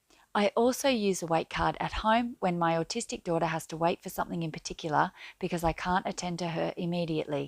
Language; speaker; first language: English; native; English